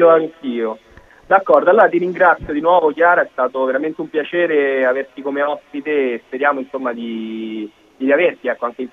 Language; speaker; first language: Italian; native; Italian